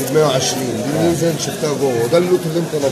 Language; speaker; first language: Arabic; native; Arabic